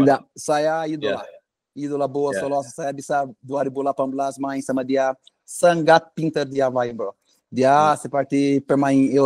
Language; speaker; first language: Indonesian; non-native, fluent; Portuguese